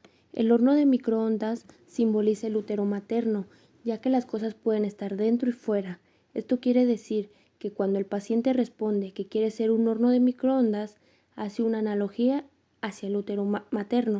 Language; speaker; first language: Spanish; native; Spanish